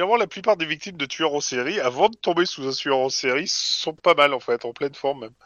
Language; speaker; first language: French; native; French